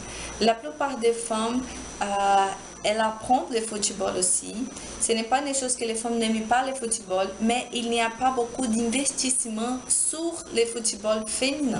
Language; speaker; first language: French; non-native, learner; Portuguese